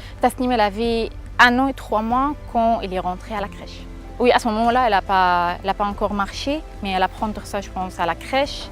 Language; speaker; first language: French; non-native, learner; Arabic